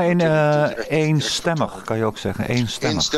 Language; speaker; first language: Dutch; native; Dutch